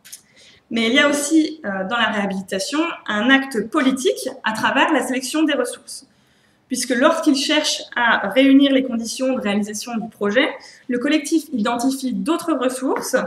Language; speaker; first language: French; native; French